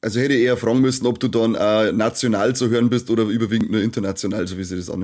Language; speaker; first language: German; native; German